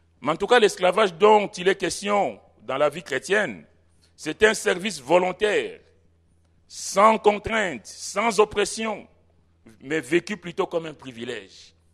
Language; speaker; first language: French; non-native, local second language; Lingala